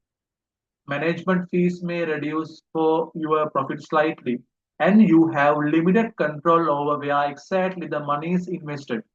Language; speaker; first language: English; non-native, local second language; Sinhala